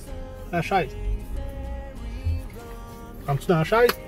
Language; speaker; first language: French; native; French